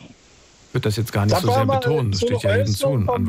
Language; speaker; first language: German; native; German